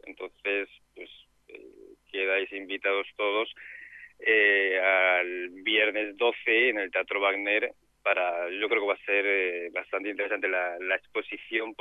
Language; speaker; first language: Spanish; native; Spanish